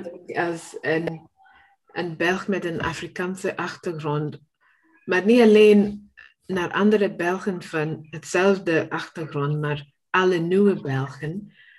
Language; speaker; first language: Dutch; non-native, learner; English